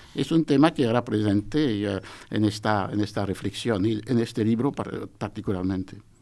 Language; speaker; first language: Spanish; non-native, fluent; French